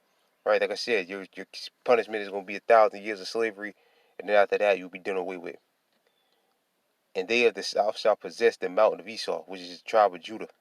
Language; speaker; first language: English; native; English